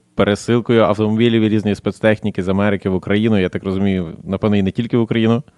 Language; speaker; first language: Ukrainian; native; Ukrainian